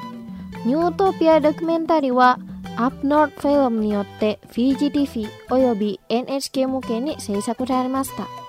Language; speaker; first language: Japanese; non-native, fluent; Indonesian